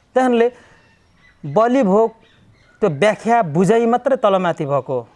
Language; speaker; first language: Nepali; non-native, local second language; Limbu